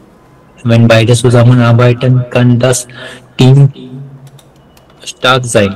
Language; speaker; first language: German; non-native, learner; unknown